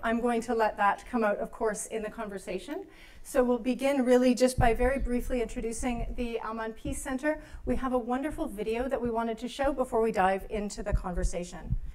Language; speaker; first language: English; native; English